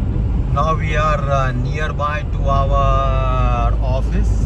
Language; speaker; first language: English; non-native, local second language; Hindi